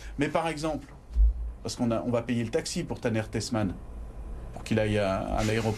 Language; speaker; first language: French; native; French